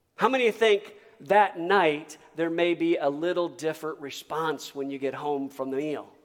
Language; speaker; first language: English; native; English